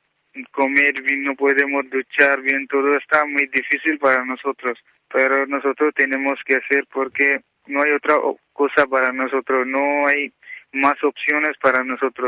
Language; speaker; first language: Spanish; non-native, learner; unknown